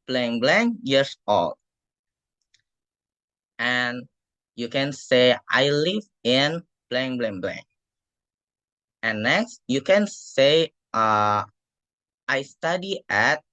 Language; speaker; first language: English; non-native, fluent; Indonesian